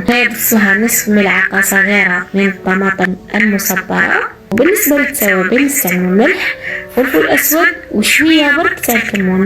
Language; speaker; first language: Arabic; native; Arabic